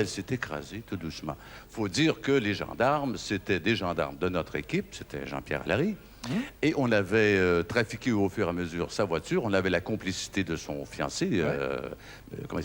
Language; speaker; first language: French; native; French